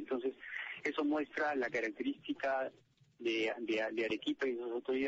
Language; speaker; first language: Spanish; native; Spanish